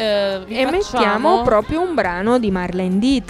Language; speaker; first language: Italian; native; Italian